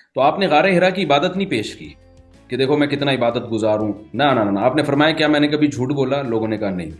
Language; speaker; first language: Urdu; native; Urdu